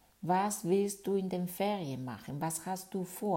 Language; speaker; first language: German; non-native, fluent; Spanish